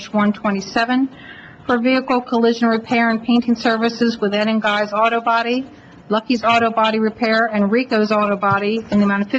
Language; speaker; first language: English; native; English